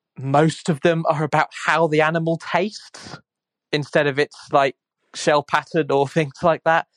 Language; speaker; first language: English; native; English